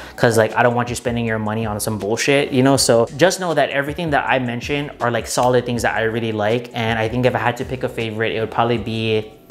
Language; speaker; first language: English; native; English